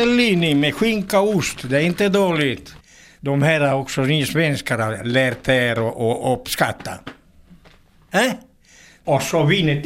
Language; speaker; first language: Swedish; non-native, fluent; Italian